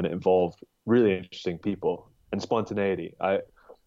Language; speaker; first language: English; native; English